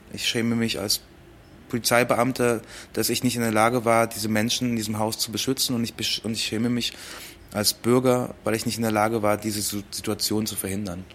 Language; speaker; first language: German; early bilingual, other home language; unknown